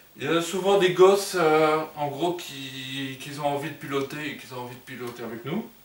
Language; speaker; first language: French; native; French